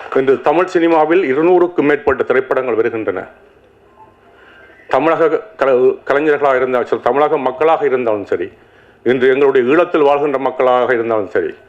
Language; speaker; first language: Tamil; native; Tamil